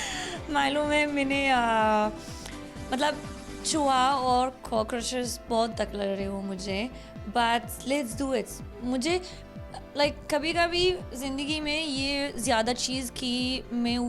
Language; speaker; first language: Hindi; non-native, learner; Arabic